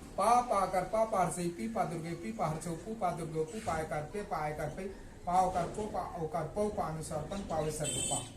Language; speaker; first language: Hindi; native; Hindi